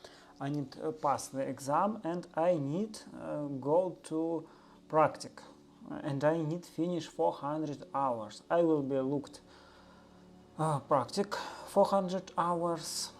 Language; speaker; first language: English; non-native, learner; Russian